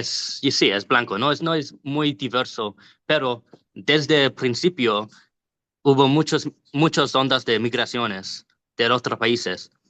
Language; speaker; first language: Spanish; non-native, learner; English